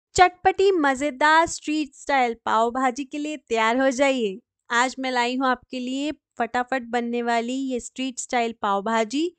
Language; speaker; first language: Hindi; native; Hindi